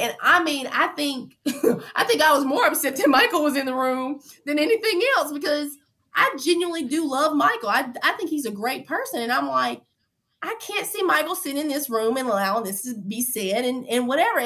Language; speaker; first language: English; native; English